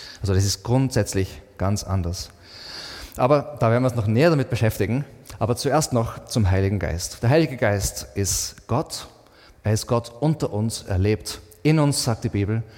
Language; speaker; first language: German; native; German